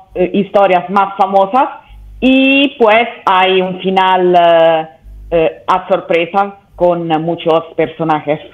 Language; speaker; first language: Spanish; non-native, learner; Italian